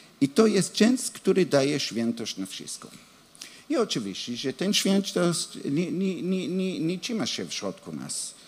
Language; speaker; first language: Polish; non-native, learner; Hebrew